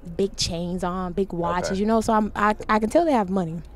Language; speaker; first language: English; native; English